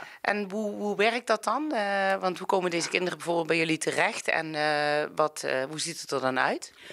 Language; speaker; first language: Dutch; native; Dutch